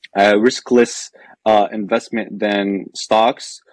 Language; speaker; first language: English; non-native, fluent; Arabic